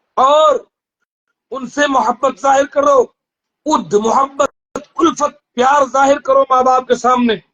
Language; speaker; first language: Urdu; native; Urdu